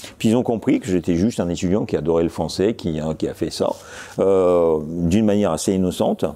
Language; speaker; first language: French; non-native, fluent; Russian